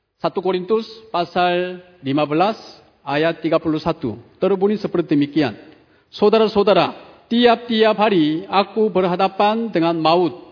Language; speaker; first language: Indonesian; non-native, fluent; Korean